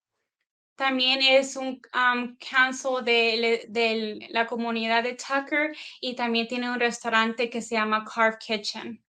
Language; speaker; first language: Spanish; early bilingual, heritage; Spanish